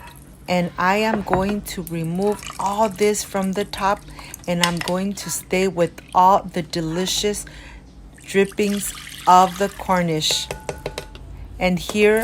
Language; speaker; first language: English; non-native, fluent; Spanish